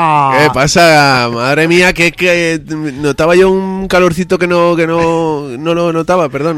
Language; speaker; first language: Spanish; native; Spanish